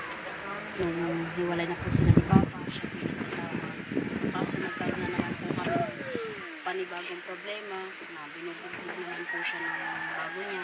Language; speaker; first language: Filipino; native; Filipino